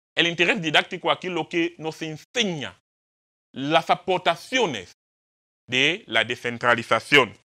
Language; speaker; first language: Spanish; non-native, fluent; French